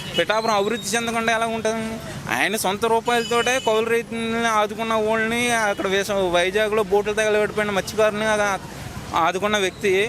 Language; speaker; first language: Telugu; native; Telugu